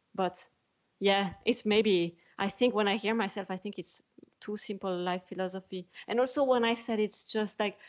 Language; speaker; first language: English; non-native, fluent; French